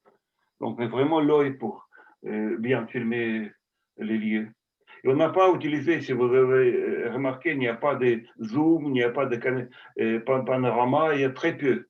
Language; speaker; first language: French; non-native, fluent; Russian